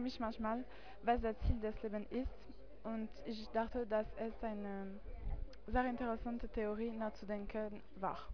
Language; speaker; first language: German; non-native, learner; French